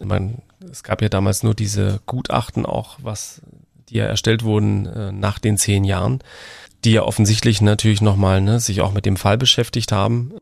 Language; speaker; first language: German; native; German